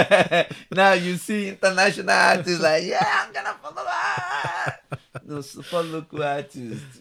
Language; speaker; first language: English; non-native, local second language; Yoruba